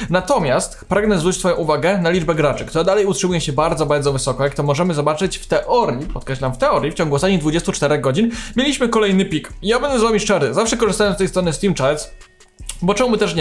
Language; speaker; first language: Polish; native; Polish